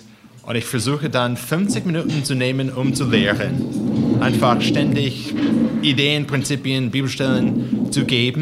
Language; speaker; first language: German; non-native, fluent; English